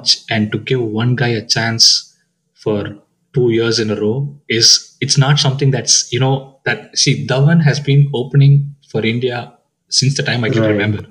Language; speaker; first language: English; non-native, local second language; Tamil